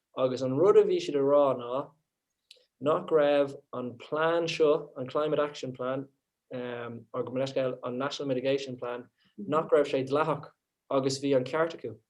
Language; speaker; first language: Irish; non-native, local second language; English